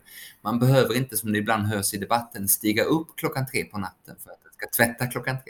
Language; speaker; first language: Swedish; native; Swedish